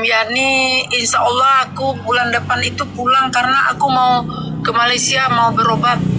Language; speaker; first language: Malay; non-native, local second language; Minangkabau